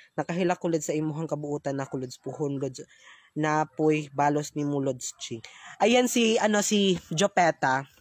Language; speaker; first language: Filipino; non-native, local second language; Cebuano